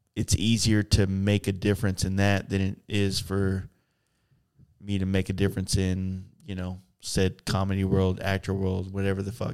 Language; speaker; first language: English; native; English